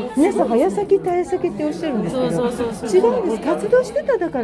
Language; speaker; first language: Japanese; native; Japanese